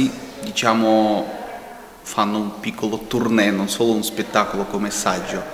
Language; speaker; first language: Italian; non-native, fluent; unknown